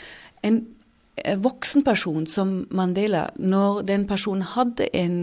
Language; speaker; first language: Norwegian; non-native, fluent; German